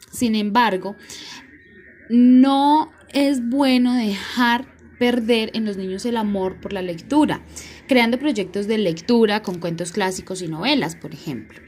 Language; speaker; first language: Spanish; native; Spanish